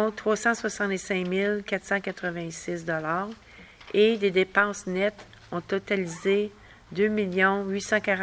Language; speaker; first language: French; native; French